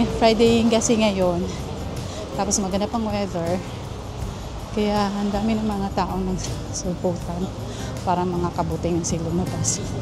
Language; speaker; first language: Filipino; native; Filipino